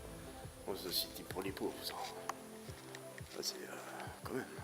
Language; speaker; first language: French; native; French